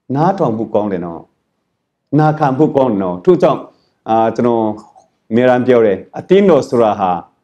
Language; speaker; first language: Burmese; non-native, local second language; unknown